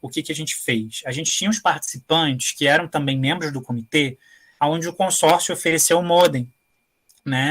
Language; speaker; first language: Portuguese; native; Portuguese